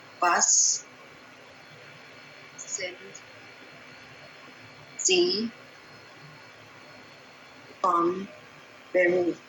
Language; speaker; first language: German; non-native, learner; Thai